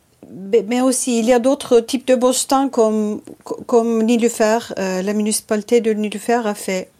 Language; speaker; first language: French; non-native, fluent; Turkish